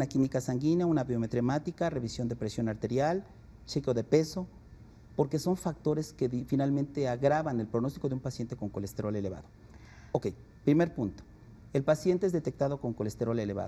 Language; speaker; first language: Spanish; native; Spanish